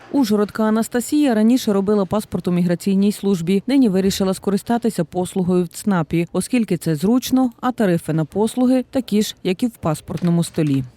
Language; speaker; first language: Ukrainian; native; Ukrainian